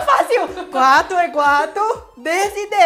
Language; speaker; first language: Portuguese; non-native, learner; Thai